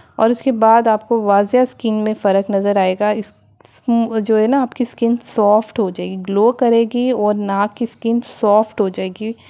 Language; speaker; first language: Hindi; native; Hindi